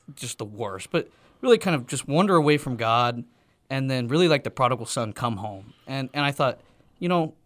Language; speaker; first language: English; native; English